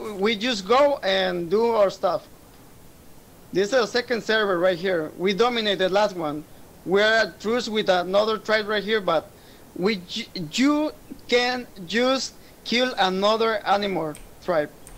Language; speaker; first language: English; non-native, fluent; Spanish